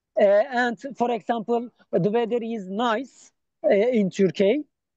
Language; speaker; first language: English; non-native, learner; Turkish